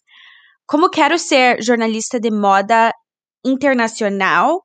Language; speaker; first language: Portuguese; early bilingual, heritage; Portuguese